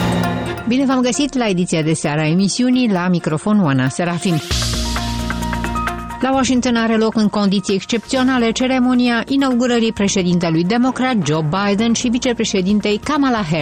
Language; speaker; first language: Romanian; native; Romanian